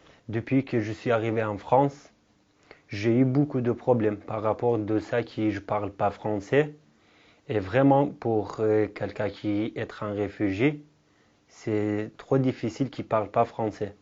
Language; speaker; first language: French; non-native, learner; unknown